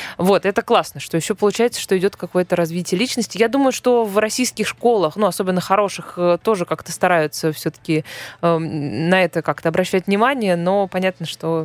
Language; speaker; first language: Russian; native; Russian